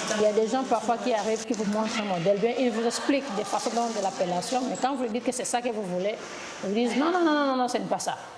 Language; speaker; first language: French; non-native, local second language; Lingala